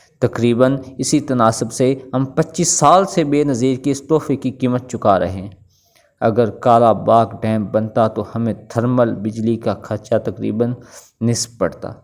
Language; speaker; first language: Urdu; non-native, local second language; Pashto